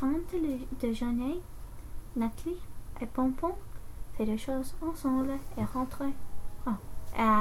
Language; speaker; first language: French; non-native, learner; English